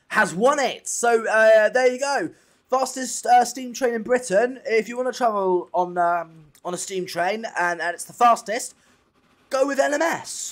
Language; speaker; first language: English; native; English